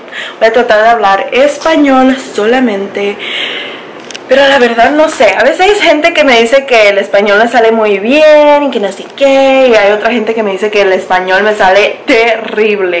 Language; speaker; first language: Spanish; early bilingual, heritage; Spanish